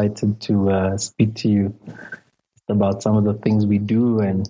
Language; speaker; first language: English; non-native, local second language; Zulu